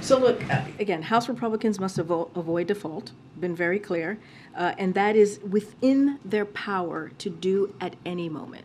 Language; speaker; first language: English; native; English